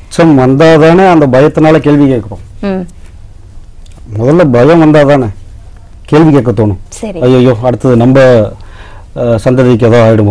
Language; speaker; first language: Tamil; native; Tamil